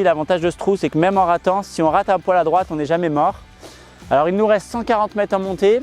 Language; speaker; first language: French; native; French